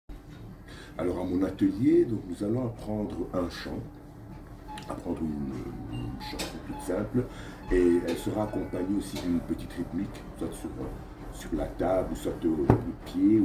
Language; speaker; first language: French; non-native, local second language; Lingala